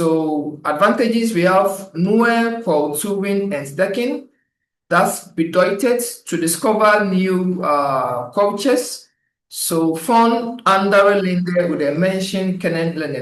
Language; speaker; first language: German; non-native, fluent; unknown